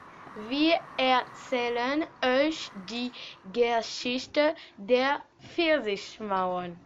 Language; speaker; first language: German; non-native, learner; French